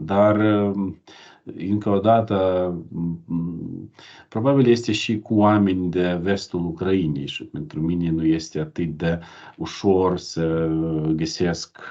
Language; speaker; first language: Romanian; non-native, learner; Ukrainian